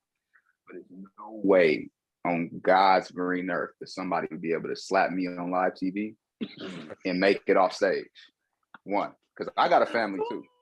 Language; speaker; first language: English; native; English